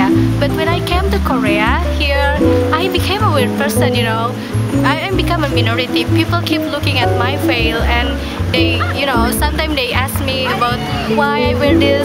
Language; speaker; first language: English; non-native, local second language; Indonesian